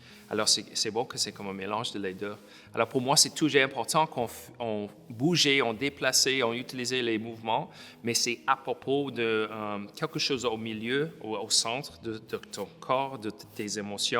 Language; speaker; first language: French; non-native, local second language; English